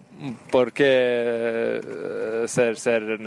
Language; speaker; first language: Spanish; non-native, learner; Serbian